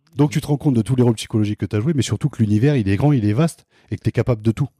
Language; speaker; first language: French; native; French